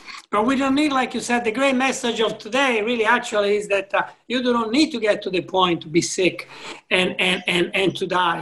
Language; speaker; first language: English; non-native, fluent; Italian